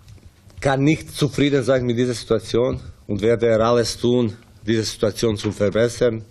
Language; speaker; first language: German; non-native, fluent; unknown